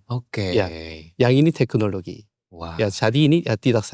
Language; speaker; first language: Indonesian; non-native, learner; Korean